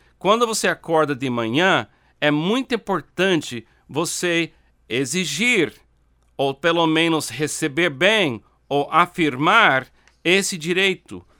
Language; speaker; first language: Portuguese; non-native, fluent; English